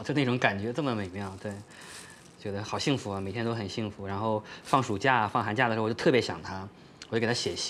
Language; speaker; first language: Chinese; native; Chinese